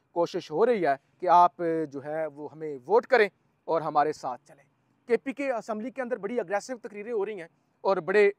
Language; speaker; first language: Urdu; native; Urdu